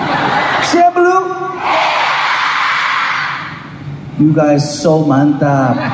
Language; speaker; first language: English; non-native, learner; Korean